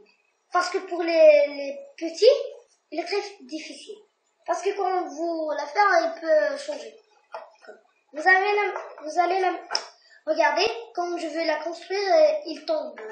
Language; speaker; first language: French; non-native, learner; Arabic